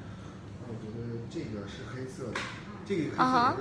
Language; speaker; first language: Chinese; native; Chinese